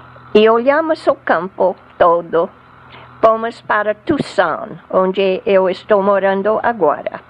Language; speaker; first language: Portuguese; non-native, fluent; English